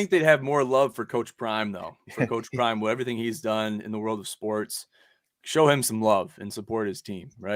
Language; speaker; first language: English; native; English